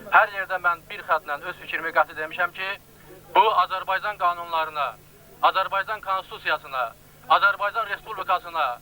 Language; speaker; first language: Azerbaijani; native; Azerbaijani